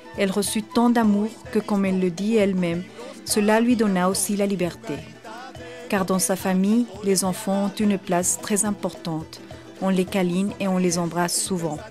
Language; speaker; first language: French; native; French